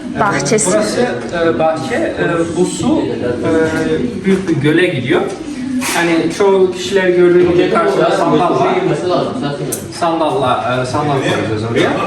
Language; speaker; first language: Turkish; early bilingual, heritage; Turkish